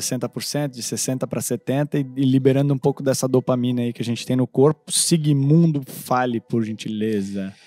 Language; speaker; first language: Portuguese; native; Portuguese